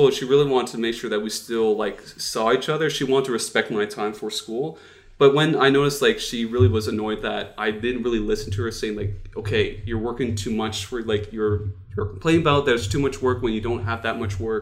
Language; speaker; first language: English; non-native, fluent; Dutch